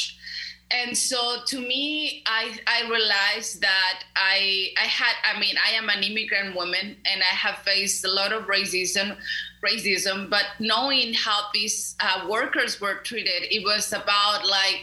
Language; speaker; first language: English; non-native, fluent; Spanish